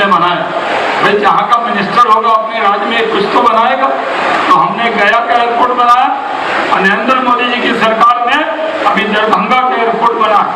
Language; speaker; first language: Hindi; native; Hindi